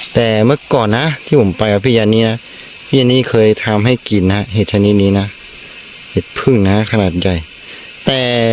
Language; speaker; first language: Thai; non-native, local second language; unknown